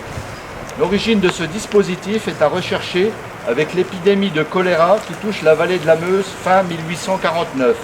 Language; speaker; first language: French; native; French